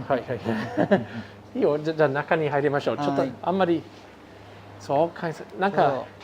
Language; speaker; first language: Japanese; non-native, learner; English